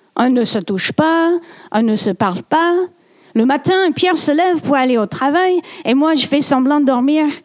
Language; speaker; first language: French; non-native, fluent; English